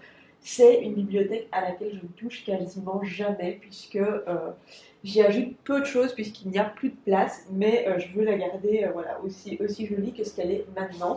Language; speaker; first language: French; native; French